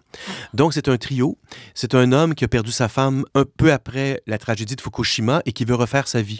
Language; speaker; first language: French; native; French